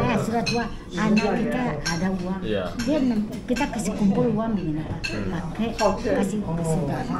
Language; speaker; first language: Indonesian; non-native, local second language; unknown